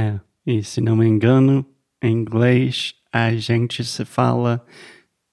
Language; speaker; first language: Portuguese; non-native, fluent; English